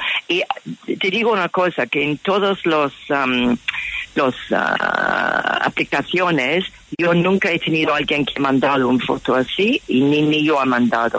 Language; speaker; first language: Spanish; non-native, fluent; English